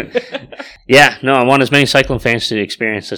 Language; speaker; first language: English; native; English